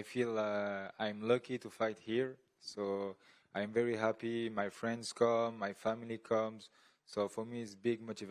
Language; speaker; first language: English; non-native, learner; French